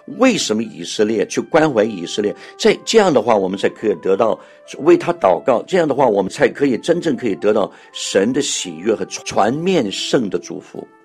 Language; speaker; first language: Chinese; non-native, local second language; Cantonese